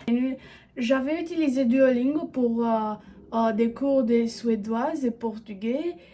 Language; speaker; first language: French; non-native, learner; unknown